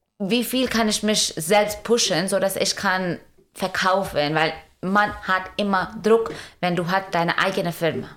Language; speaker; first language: German; non-native, learner; Hindi